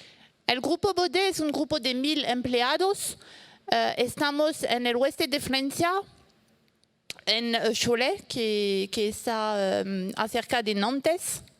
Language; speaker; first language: Spanish; non-native, fluent; French